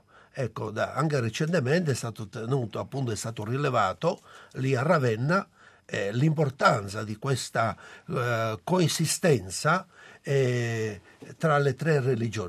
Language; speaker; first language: Italian; non-native, local second language; Albanian